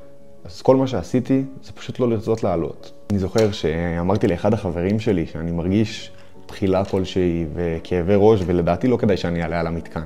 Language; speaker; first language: Hebrew; native; Hebrew